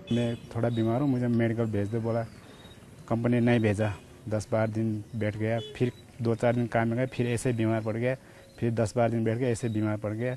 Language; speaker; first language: Hindi; non-native, learner; Nepali